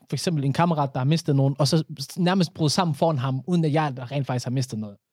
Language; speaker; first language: Danish; early bilingual, other home language; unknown